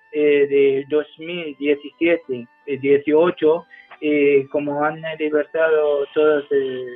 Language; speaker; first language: Spanish; non-native, fluent; Arabic